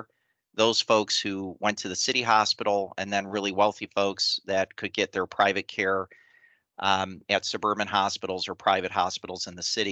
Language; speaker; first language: English; native; English